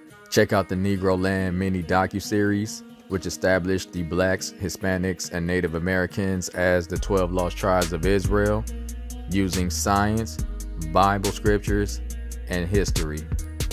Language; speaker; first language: English; native; English